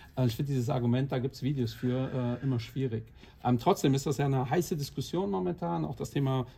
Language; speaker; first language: German; non-native, fluent; Portuguese